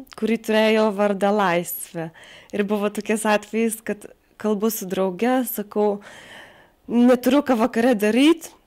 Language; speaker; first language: Lithuanian; native; Lithuanian